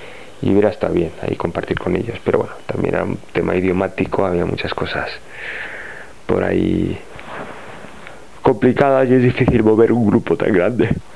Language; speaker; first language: Spanish; native; Spanish